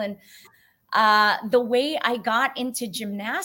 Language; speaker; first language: English; native; English